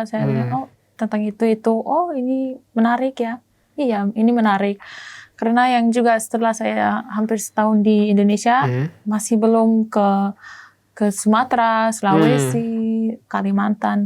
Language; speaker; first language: Indonesian; non-native, learner; German